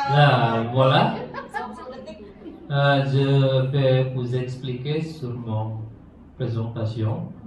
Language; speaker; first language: French; non-native, fluent; Indonesian